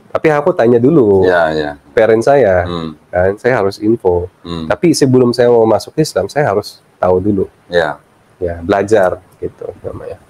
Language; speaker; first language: Indonesian; early bilingual, other home language; Filipino